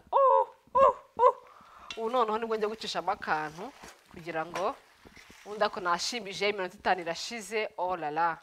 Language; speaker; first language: Kinyarwanda; early bilingual, heritage; Kinyarwanda